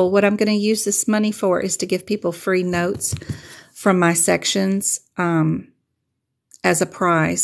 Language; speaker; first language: English; native; English